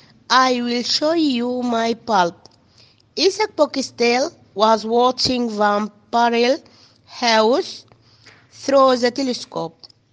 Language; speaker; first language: English; non-native, fluent; Arabic